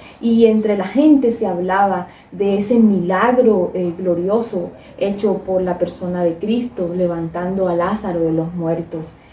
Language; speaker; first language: Spanish; native; Spanish